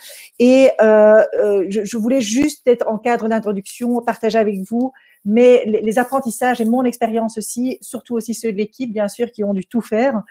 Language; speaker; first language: French; native; French